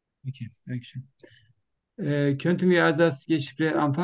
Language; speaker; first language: German; non-native, learner; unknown